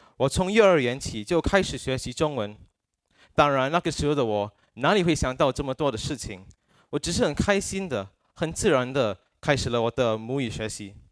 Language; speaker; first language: Chinese; non-native, local second language; English